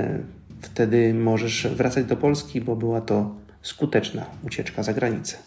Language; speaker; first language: Polish; native; Polish